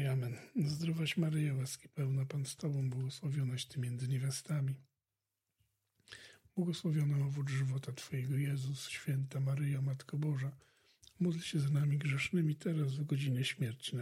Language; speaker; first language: Polish; native; Polish